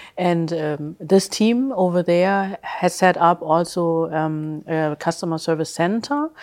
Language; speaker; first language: English; early bilingual, other home language; German